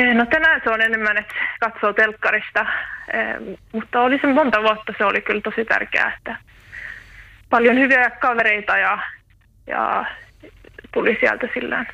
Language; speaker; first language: Finnish; native; Finnish